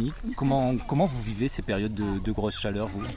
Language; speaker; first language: French; native; French